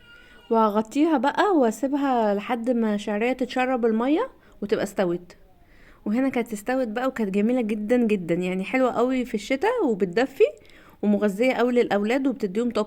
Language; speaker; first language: Arabic; native; Arabic